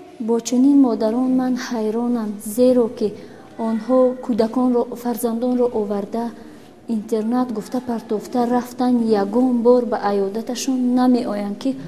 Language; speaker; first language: Tajik; non-native, local second language; Shughni